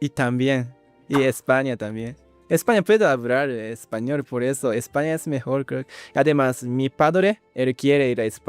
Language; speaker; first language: Spanish; non-native, learner; Japanese